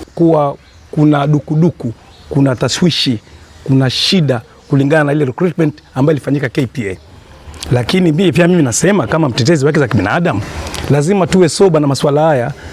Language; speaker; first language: Swahili; native; Swahili